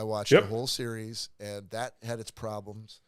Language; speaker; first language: English; native; English